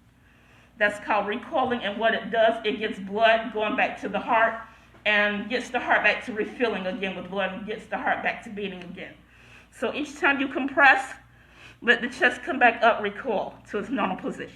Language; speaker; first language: English; native; English